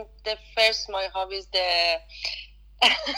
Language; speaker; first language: English; non-native, learner; Persian